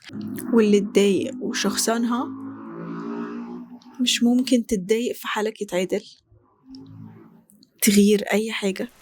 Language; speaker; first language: Arabic; native; Arabic